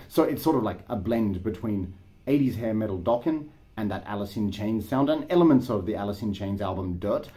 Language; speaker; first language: English; native; English